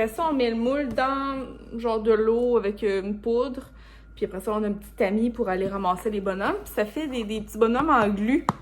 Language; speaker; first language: French; native; French